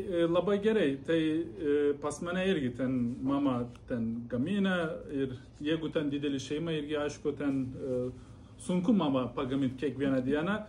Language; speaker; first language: Lithuanian; non-native, learner; Turkish